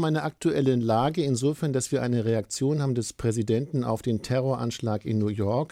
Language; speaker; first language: German; native; German